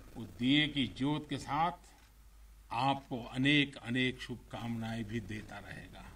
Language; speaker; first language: Hindi; non-native, local second language; Gujarati